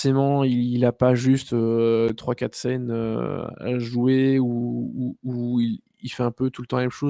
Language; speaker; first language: French; native; French